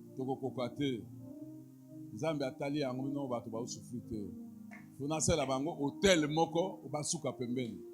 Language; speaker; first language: Lingala; native; Lingala